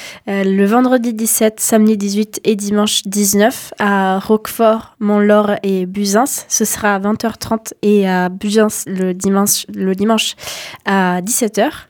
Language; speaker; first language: French; native; French